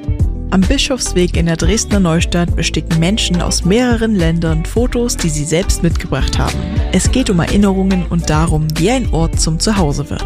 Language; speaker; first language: German; native; German